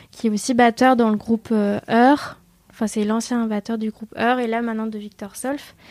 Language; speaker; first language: French; early bilingual, other home language; Vietnamese